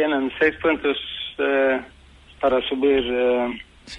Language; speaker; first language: Spanish; non-native, fluent; Swedish